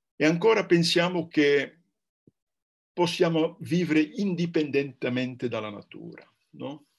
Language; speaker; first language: Italian; non-native, fluent; Dutch